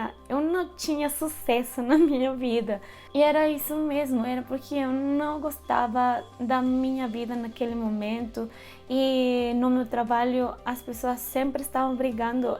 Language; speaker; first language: Portuguese; non-native, fluent; Spanish